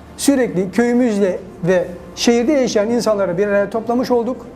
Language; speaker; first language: Turkish; native; Turkish